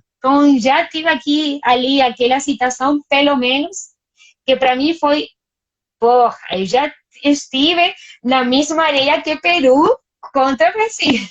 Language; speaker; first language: Portuguese; non-native, fluent; Spanish